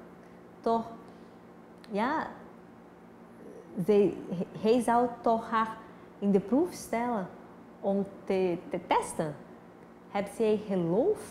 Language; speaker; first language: Dutch; non-native, fluent; Portuguese